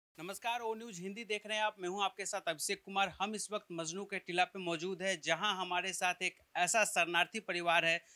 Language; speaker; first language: Hindi; native; Hindi